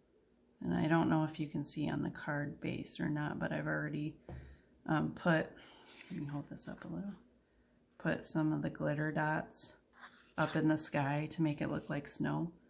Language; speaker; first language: English; native; English